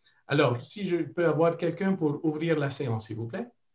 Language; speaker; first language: French; non-native, local second language; English